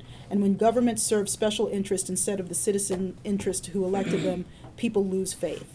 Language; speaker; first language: English; native; English